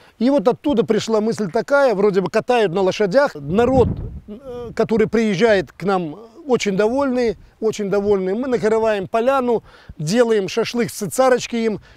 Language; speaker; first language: Russian; non-native, local second language; Crimean Tatar